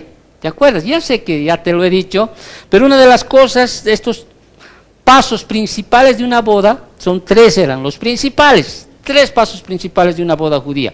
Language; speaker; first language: Spanish; native; Spanish